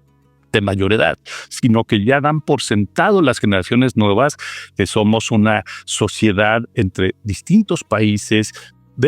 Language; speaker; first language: Spanish; native; Spanish